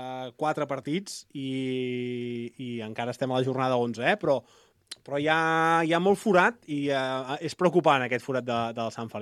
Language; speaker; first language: Catalan; native; Catalan